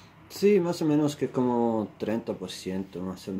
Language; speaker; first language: Spanish; non-native, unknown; Swiss German